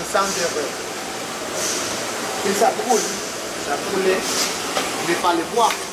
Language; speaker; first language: French; non-native, learner; Spanish